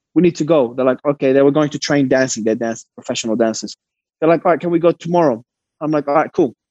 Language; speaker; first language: English; early bilingual, other home language; Arabic